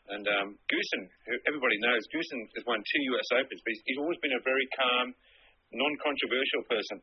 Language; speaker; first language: English; native; English